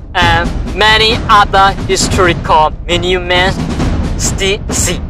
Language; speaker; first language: English; non-native, learner; Burmese